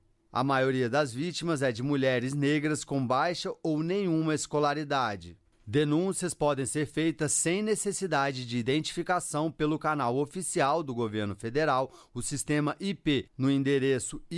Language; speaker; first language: Portuguese; native; Portuguese